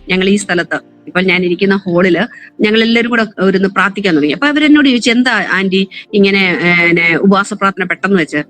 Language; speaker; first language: Malayalam; native; Malayalam